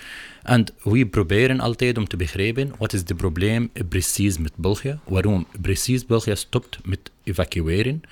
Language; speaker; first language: Dutch; non-native, learner; Arabic